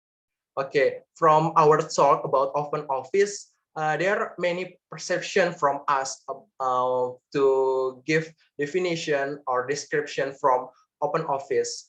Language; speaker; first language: English; non-native, learner; Indonesian